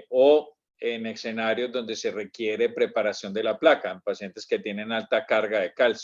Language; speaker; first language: Spanish; native; Spanish